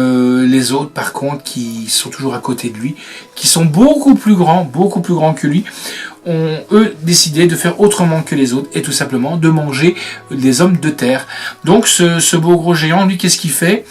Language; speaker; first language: French; native; French